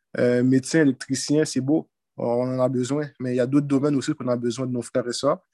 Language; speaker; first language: French; early bilingual, other home language; Haitian Creole